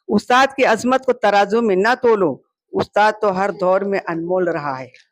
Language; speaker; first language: Hindi; non-native, local second language; Urdu